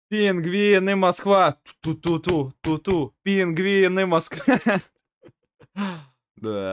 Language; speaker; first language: Russian; native; Russian